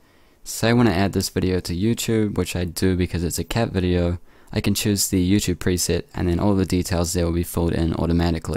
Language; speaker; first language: English; native; English